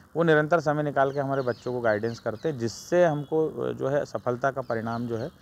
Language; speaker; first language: Hindi; native; Hindi